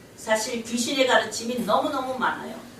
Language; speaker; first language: Korean; native; Korean